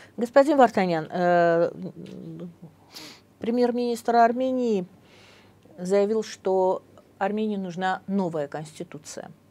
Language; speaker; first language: Russian; non-native, local second language; Armenian